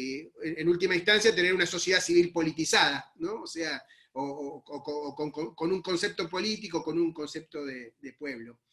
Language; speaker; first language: Spanish; native; Spanish